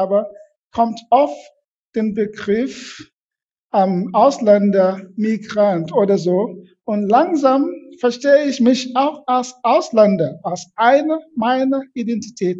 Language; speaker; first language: German; non-native, fluent; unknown